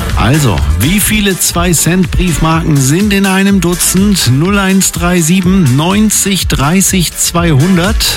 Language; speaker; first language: German; native; German